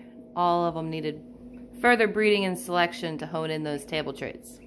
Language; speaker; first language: English; native; English